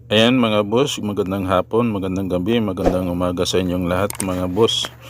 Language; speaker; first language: Filipino; non-native, local second language; Cebuano